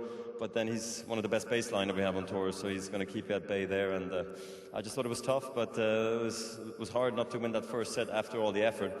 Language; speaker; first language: English; non-native, fluent; German